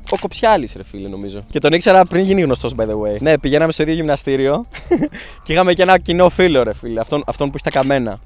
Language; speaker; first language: Greek; early bilingual, other home language; Albanian